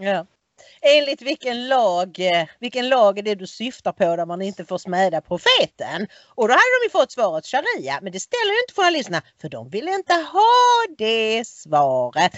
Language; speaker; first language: Swedish; native; Swedish